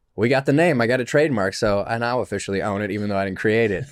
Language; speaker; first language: English; native; English